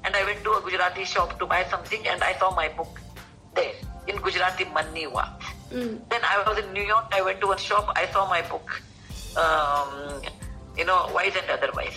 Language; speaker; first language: English; non-native, local second language; Kannada